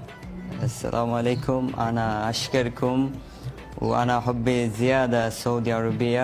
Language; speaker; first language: Arabic; non-native, learner; Bangla